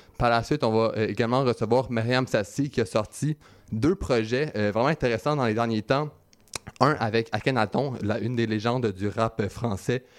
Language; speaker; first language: French; native; French